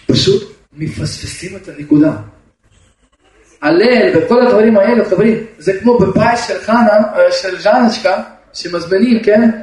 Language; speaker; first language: Hebrew; non-native, fluent; Russian